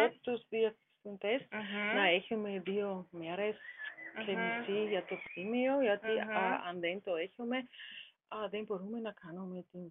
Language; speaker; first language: Greek; non-native, learner; German